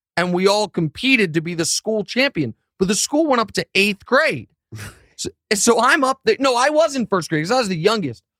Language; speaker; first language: English; native; English